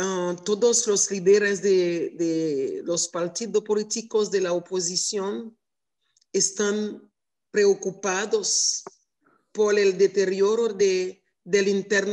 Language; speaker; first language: Spanish; non-native, learner; Haitian Creole